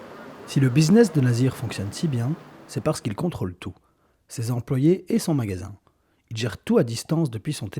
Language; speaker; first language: French; native; French